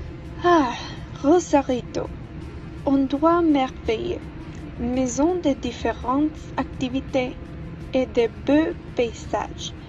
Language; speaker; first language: French; non-native, learner; Spanish